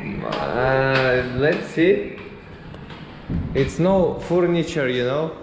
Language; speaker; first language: English; non-native, learner; Russian